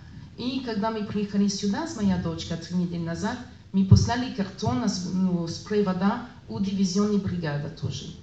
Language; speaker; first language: Russian; non-native, learner; French